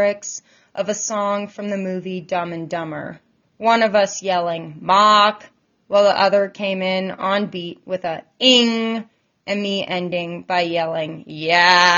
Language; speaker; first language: English; native; English